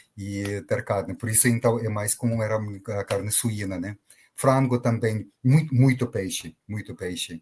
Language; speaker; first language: Portuguese; non-native, fluent; Ukrainian